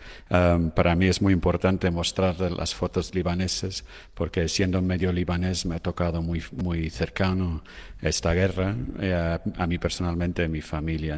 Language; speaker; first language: Spanish; non-native, fluent; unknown